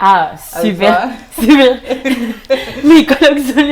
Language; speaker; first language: French; non-native, fluent; Spanish